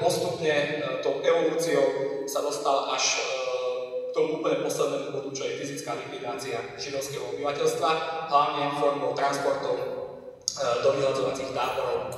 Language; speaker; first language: Slovak; native; Slovak